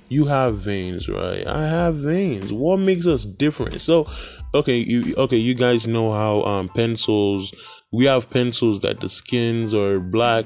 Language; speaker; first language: English; non-native, local second language; Yoruba